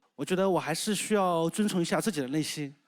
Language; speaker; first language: Chinese; native; Chinese